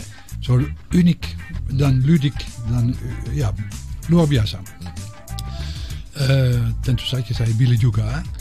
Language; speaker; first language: Indonesian; non-native, fluent; Dutch